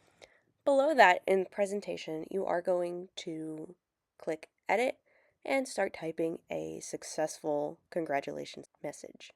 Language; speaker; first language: English; native; English